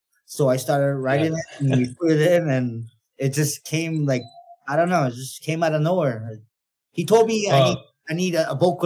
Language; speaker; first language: English; non-native, fluent; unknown